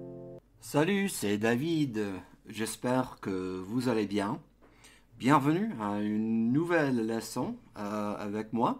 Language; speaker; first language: French; non-native, fluent; English